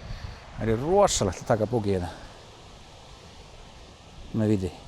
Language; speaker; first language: Icelandic; native; Icelandic